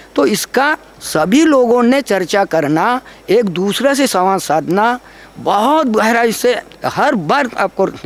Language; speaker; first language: Hindi; non-native, local second language; Gondi